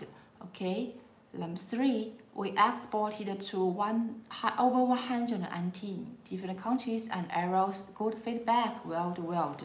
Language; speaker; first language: English; non-native, learner; Chinese